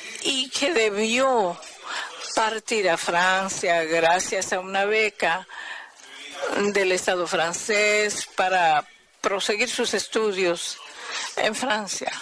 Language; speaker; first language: Spanish; non-native, fluent; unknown